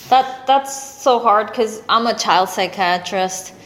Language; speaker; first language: English; non-native, fluent; Korean